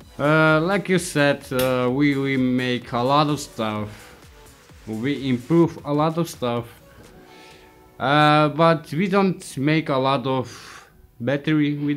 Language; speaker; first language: English; non-native, learner; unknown